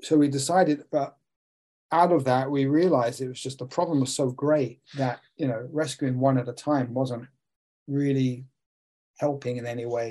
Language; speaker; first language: English; native; English